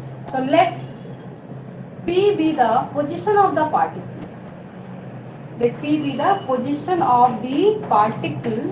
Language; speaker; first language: Hindi; native; Hindi